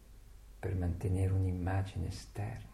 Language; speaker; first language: Italian; native; Italian